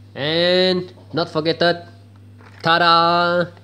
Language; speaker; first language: English; non-native, local second language; Malay